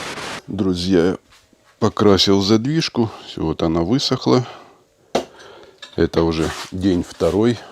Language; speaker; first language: Russian; native; Russian